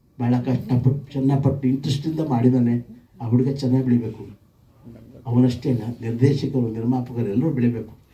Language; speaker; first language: Kannada; native; Kannada